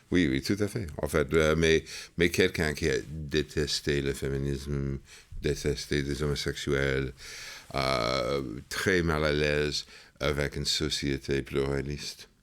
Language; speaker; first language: French; non-native, fluent; English